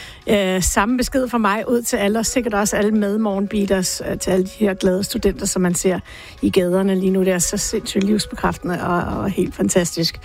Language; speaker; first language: Danish; native; Danish